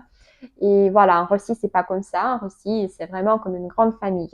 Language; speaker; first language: French; non-native, learner; Russian